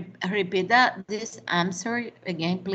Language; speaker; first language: English; non-native, learner; Spanish